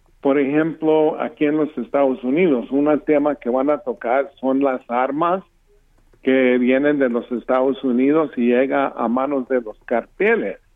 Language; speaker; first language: Spanish; early bilingual, heritage; English